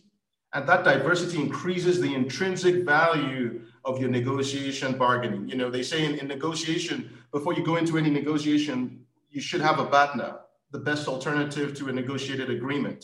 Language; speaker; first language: English; non-native, local second language; Yoruba